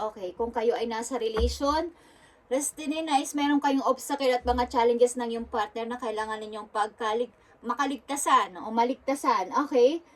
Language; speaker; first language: Filipino; non-native, local second language; Bikol